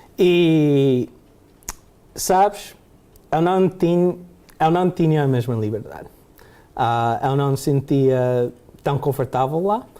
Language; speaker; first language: Portuguese; early bilingual, heritage; Portuguese